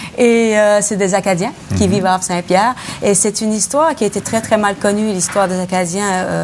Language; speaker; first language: French; native; French